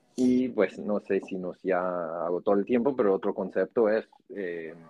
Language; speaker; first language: Spanish; non-native, fluent; English